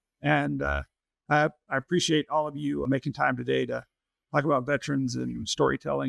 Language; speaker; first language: English; native; English